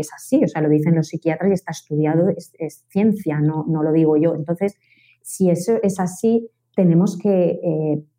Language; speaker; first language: Spanish; native; Spanish